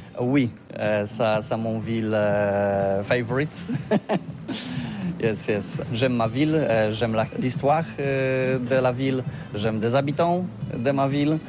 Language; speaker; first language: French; non-native, learner; Polish